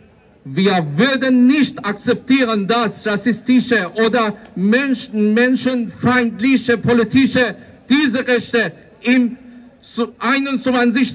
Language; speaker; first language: German; non-native, fluent; Persian